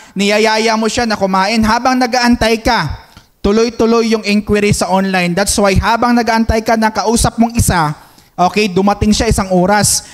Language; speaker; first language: Filipino; non-native, local second language; Hiligaynon